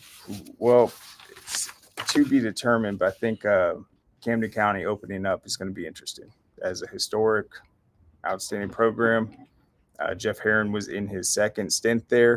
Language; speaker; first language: English; native; English